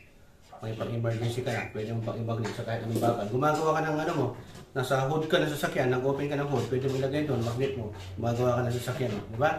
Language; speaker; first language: Filipino; native; Filipino